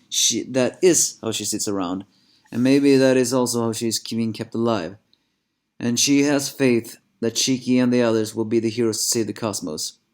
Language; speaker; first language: English; non-native, fluent; Swedish